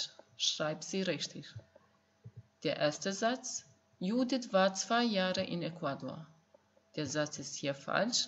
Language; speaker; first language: German; non-native, fluent; Albanian